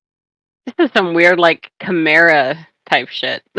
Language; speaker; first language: English; native; English